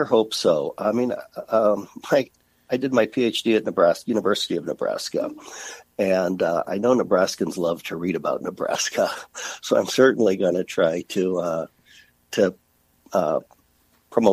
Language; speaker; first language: English; native; English